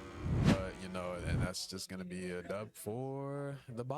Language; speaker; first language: English; native; English